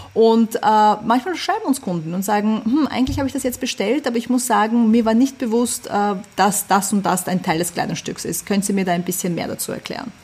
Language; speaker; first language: German; early bilingual, other home language; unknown